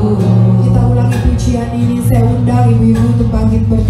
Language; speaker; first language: Indonesian; native; Indonesian